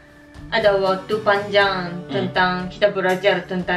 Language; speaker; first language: Indonesian; non-native, learner; Japanese